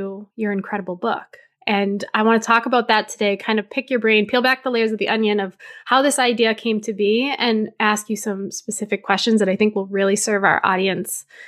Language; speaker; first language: English; native; English